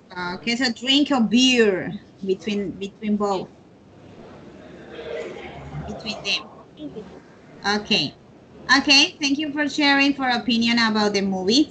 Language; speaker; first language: English; non-native, learner; Spanish